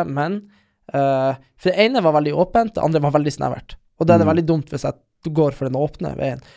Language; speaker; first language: Norwegian; native; Norwegian